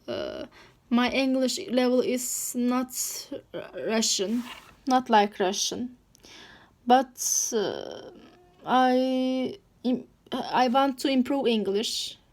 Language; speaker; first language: English; non-native, learner; Turkish